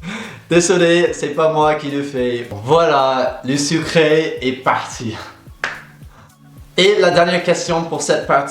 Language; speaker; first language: French; non-native, fluent; English